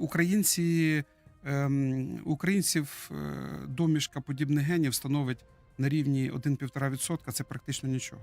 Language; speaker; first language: Ukrainian; native; Ukrainian